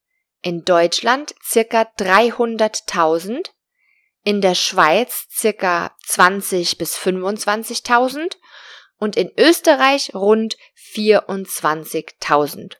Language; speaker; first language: German; non-native, fluent; Spanish